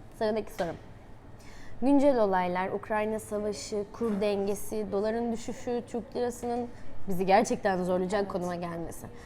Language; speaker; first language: Turkish; native; Turkish